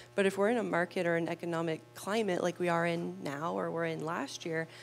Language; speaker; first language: English; native; English